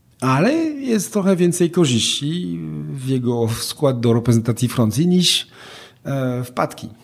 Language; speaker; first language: Polish; non-native, fluent; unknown